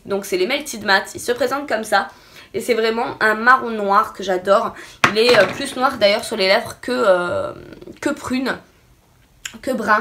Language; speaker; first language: French; native; French